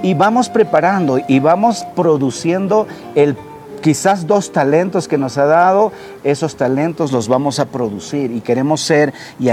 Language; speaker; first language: English; non-native, learner; Spanish